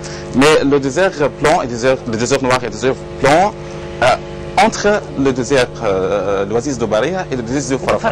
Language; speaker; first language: French; non-native, learner; Arabic